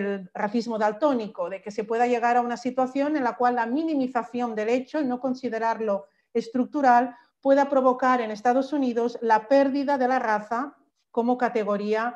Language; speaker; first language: Spanish; native; Spanish